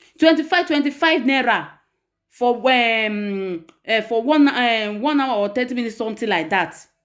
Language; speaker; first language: Nigerian Pidgin; non-native, local second language; Yoruba